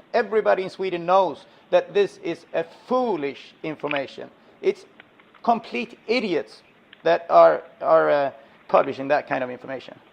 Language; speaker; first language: English; non-native, fluent; Swedish